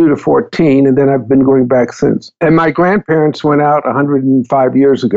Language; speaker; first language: English; native; English